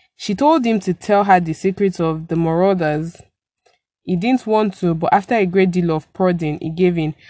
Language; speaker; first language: English; non-native, local second language; Yoruba